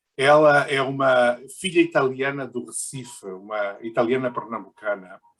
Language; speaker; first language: Portuguese; native; Portuguese